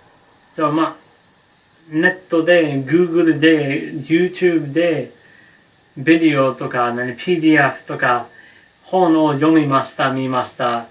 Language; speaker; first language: Japanese; non-native, learner; English